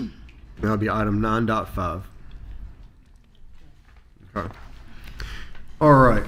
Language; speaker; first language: English; native; English